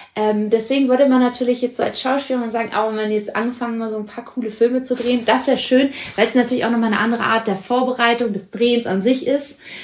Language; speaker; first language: German; early bilingual, other home language; Italian